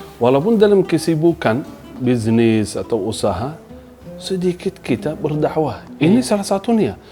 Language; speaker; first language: Indonesian; non-native, fluent; Arabic